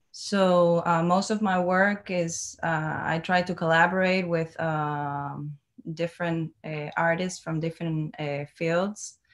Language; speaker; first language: English; non-native, learner; Spanish